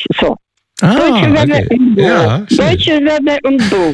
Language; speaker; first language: German; early bilingual, other home language; Russian